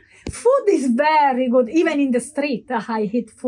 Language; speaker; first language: English; non-native, learner; Italian